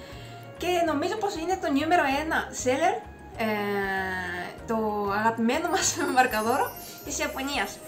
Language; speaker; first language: Greek; non-native, fluent; Japanese